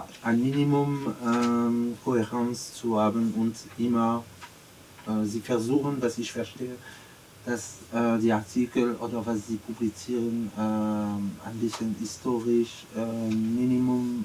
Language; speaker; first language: German; non-native, learner; French